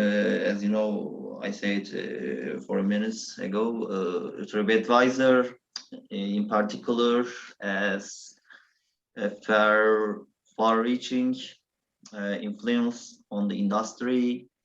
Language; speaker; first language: English; non-native, learner; Turkish